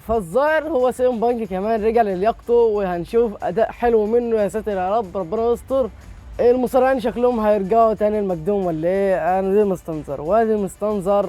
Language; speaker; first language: Arabic; native; Arabic